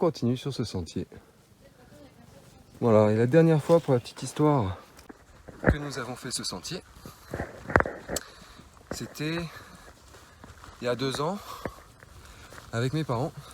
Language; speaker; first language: French; native; French